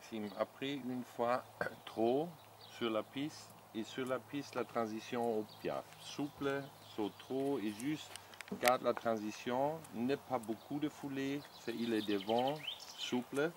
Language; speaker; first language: French; non-native, learner; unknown